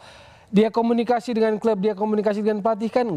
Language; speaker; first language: Indonesian; native; Indonesian